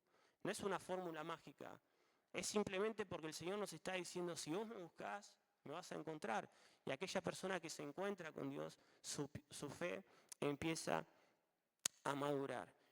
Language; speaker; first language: Spanish; native; Spanish